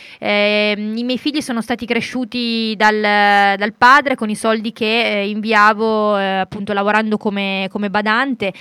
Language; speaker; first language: Italian; native; Italian